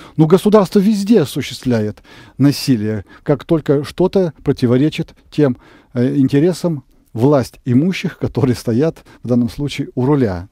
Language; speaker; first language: Russian; native; Russian